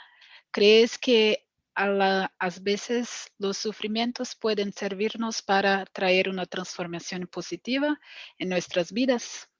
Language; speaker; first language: Spanish; non-native, fluent; Portuguese